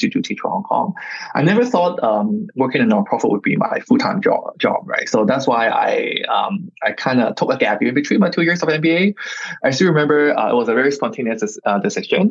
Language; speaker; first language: English; non-native, local second language; Cantonese